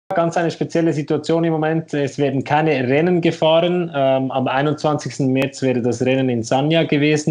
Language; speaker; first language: German; native; German